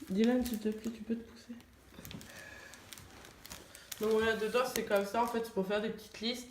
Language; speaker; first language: French; native; French